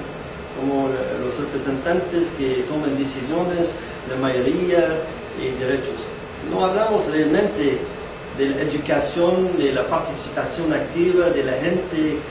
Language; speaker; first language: Spanish; non-native, fluent; English